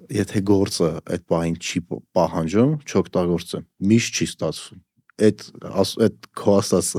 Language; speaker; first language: Armenian; native; Armenian